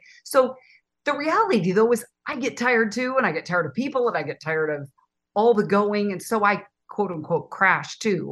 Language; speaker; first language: English; native; English